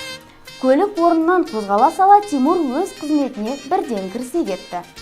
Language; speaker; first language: Kazakh; native; Kazakh